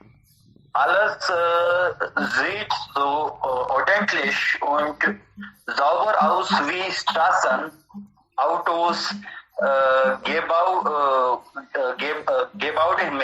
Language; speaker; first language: German; non-native, learner; Hindi